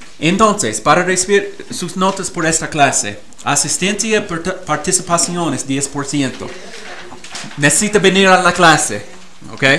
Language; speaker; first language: Spanish; non-native, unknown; English